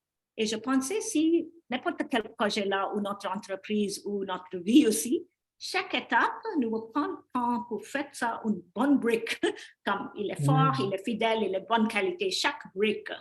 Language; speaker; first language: French; non-native, learner; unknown